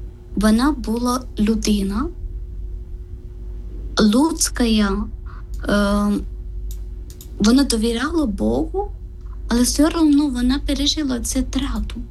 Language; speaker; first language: Ukrainian; non-native, learner; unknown